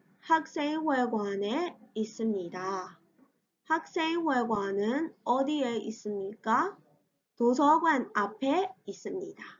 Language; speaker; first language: Korean; non-native, fluent; Burmese